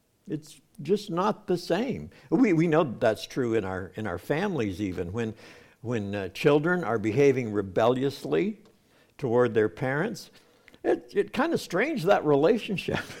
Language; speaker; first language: English; native; English